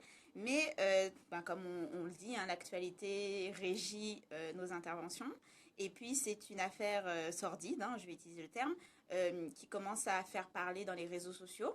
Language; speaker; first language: French; native; French